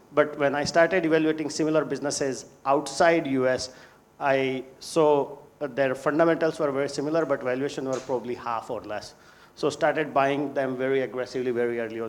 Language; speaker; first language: English; non-native, local second language; Hindi